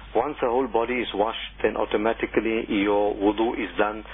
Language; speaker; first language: English; native; English